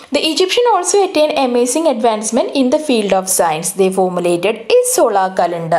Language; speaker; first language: English; non-native, local second language; Malayalam